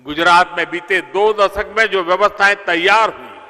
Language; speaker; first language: Hindi; non-native, local second language; Gujarati